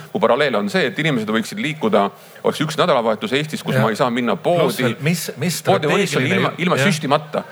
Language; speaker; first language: Estonian; native; Estonian